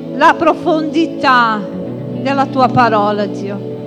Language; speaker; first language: Italian; non-native, fluent; Portuguese